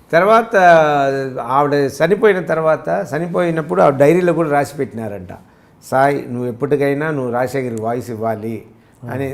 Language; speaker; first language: Telugu; early bilingual, heritage; Telugu